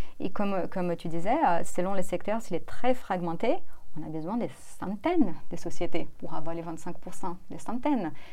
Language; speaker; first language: French; non-native, fluent; Portuguese